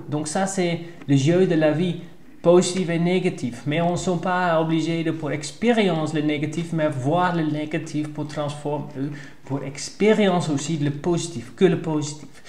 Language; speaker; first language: French; non-native, learner; Dutch